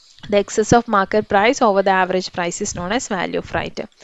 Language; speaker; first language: English; non-native, local second language; Malayalam